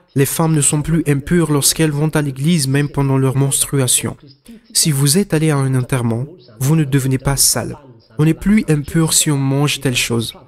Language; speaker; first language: French; non-native, local second language; Malagasy